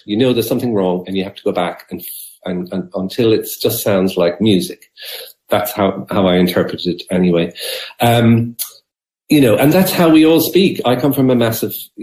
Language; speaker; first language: English; native; English